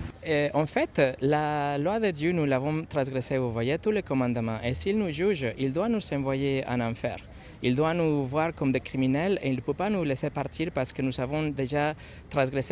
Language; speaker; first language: French; non-native, fluent; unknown